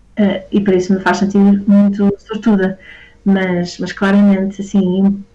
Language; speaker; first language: Portuguese; native; Portuguese